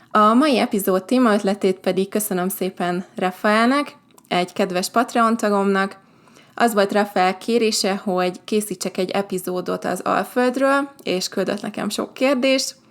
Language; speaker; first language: Hungarian; native; Hungarian